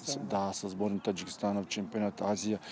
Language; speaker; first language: Russian; non-native, fluent; Serbian